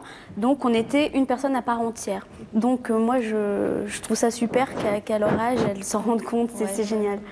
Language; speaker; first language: French; native; French